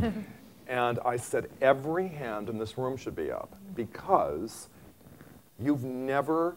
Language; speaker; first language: English; native; English